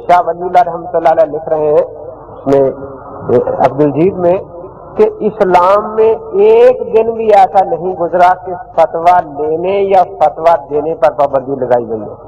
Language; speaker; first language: Urdu; non-native, local second language; Punjabi